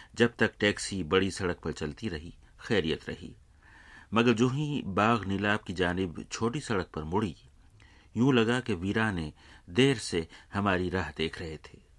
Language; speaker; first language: Urdu; native; Urdu